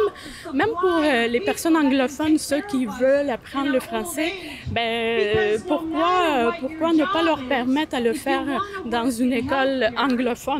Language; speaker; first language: French; native; French